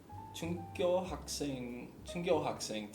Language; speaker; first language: Korean; non-native, learner; English